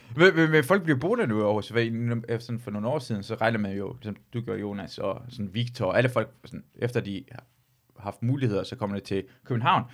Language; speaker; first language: Danish; native; Danish